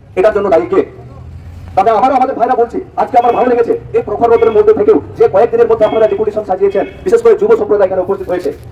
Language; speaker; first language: Bangla; non-native, local second language; Santali